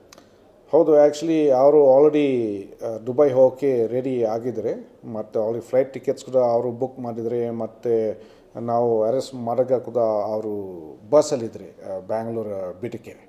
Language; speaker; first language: Kannada; non-native, fluent; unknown